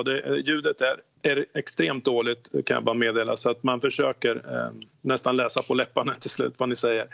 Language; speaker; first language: Swedish; native; Swedish